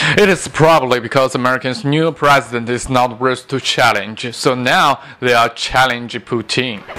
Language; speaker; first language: English; non-native, fluent; Chinese